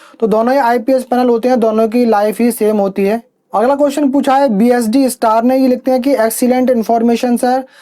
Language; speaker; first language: Hindi; native; Hindi